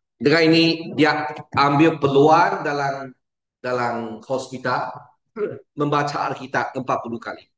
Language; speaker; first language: Malay; non-native, local second language; Chinese